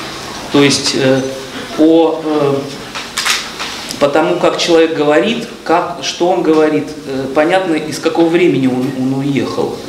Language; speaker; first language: Russian; native; Russian